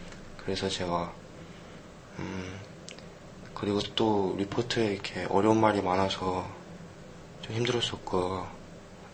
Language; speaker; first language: Korean; early bilingual, heritage; Korean